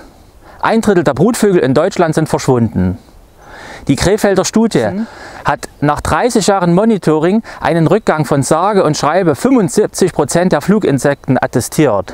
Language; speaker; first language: German; native; German